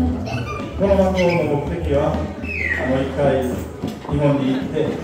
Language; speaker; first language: Japanese; non-native, learner; Spanish